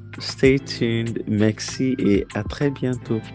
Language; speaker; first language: French; non-native, learner; Yoruba